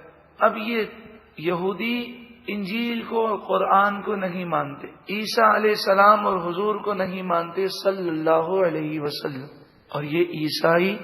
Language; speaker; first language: Urdu; native; Urdu